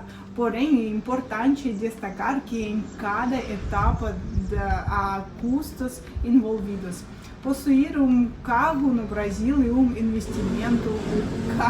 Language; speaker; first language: Portuguese; non-native, fluent; Russian